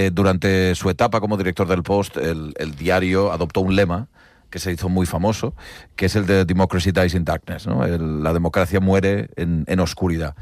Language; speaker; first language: Spanish; non-native, local second language; Catalan